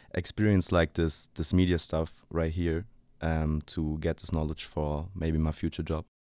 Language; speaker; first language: English; non-native, fluent; German